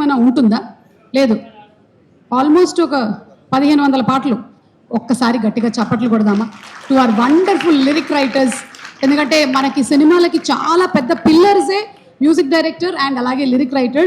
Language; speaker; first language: Telugu; native; Telugu